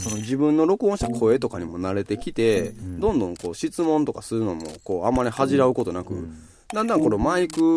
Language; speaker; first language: Japanese; native; Japanese